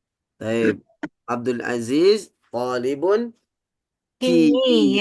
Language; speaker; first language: Arabic; non-native, fluent; Indonesian